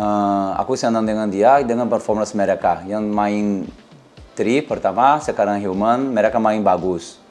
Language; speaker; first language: Indonesian; non-native, learner; Portuguese